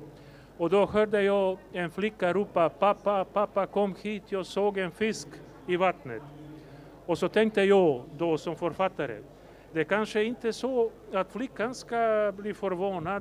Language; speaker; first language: Swedish; non-native, fluent; Macedonian